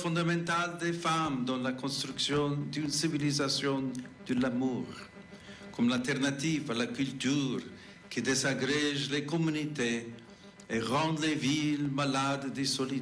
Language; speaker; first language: French; non-native, fluent; English